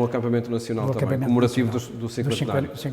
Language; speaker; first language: Portuguese; native; Portuguese